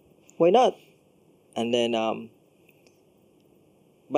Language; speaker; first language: English; non-native, local second language; Cebuano